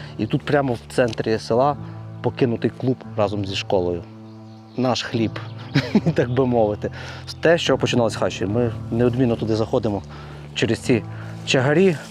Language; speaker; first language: Ukrainian; native; Ukrainian